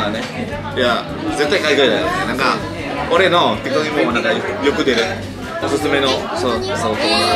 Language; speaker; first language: Japanese; non-native, fluent; Indonesian